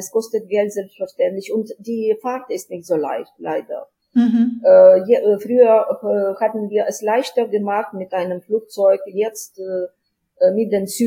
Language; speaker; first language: German; non-native, fluent; Ukrainian